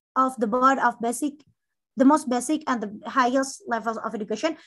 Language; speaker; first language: English; non-native, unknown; Indonesian